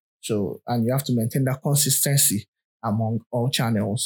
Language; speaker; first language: English; non-native, local second language; Yoruba